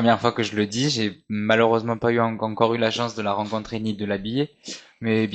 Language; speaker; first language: French; native; French